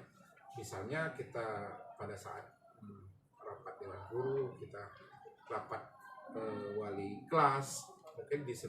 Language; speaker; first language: Indonesian; native; Indonesian